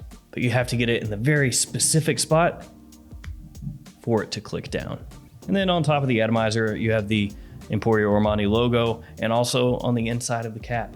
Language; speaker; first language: English; native; English